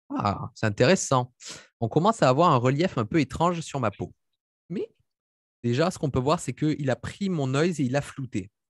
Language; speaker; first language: French; native; French